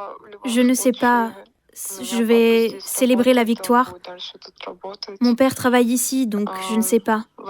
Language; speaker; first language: French; early bilingual, other home language; Ukrainian